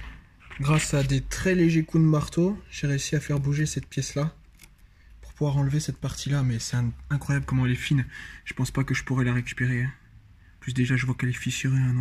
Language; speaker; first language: French; native; French